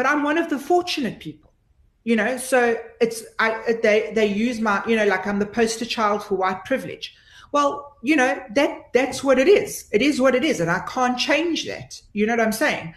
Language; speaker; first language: English; native; English